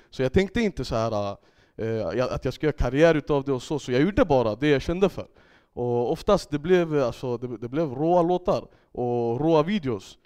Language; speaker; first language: Swedish; early bilingual, other home language; Kurdish